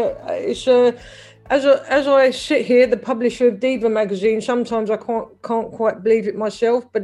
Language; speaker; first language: English; native; English